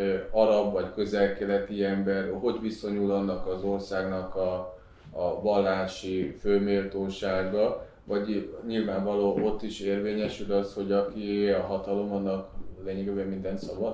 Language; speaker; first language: Hungarian; native; Hungarian